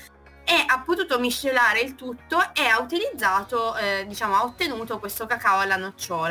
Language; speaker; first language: Italian; native; Italian